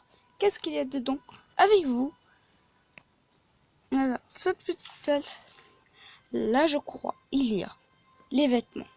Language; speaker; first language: French; non-native, learner; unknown